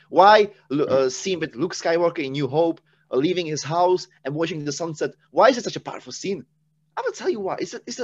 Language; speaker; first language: English; non-native, fluent; Czech